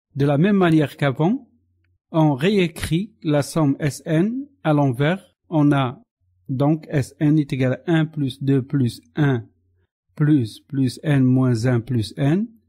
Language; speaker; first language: French; non-native, local second language; Arabic